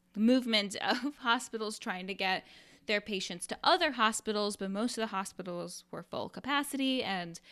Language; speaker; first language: English; native; English